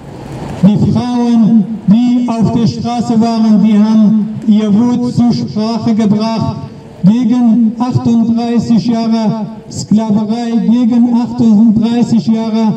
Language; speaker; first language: German; non-native, learner; Persian